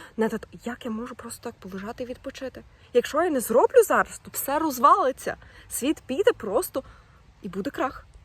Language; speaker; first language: Ukrainian; non-native, local second language; Russian